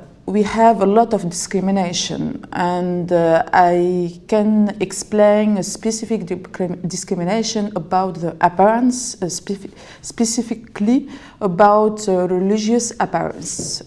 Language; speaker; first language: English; non-native, learner; French